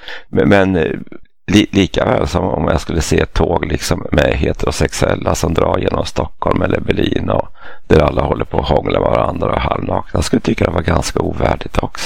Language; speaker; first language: Swedish; native; Swedish